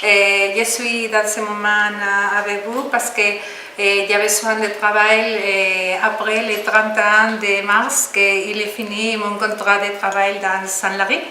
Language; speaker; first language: French; non-native, learner; Spanish